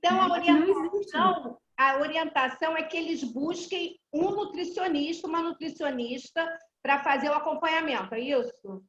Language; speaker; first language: Portuguese; native; Portuguese